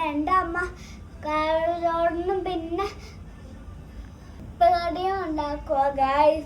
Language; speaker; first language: Malayalam; early bilingual, heritage; Malayalam